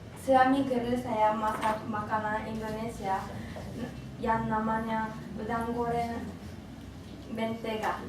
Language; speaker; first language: Indonesian; non-native, learner; Japanese